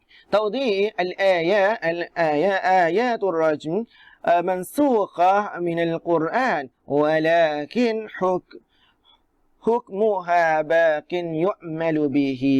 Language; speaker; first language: Arabic; non-native, fluent; Malay